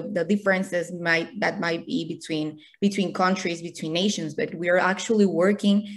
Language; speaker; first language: English; non-native, fluent; Spanish